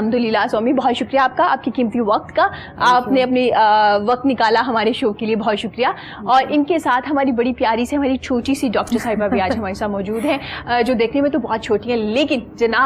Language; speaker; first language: Urdu; native; Urdu